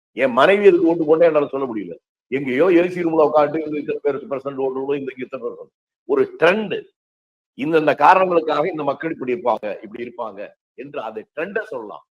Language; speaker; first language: Tamil; native; Tamil